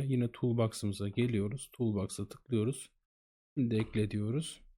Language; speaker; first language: Turkish; native; Turkish